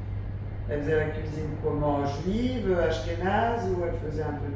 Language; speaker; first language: French; native; French